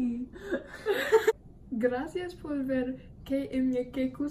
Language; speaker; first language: Spanish; non-native, learner; English